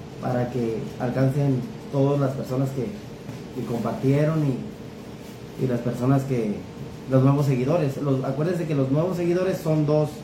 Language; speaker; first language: Spanish; native; Spanish